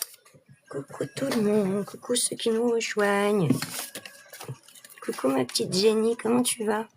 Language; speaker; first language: French; native; French